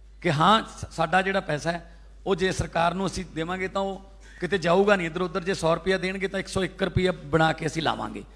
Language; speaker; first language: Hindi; non-native, local second language; Punjabi